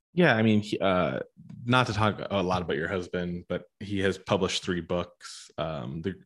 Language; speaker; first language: English; native; English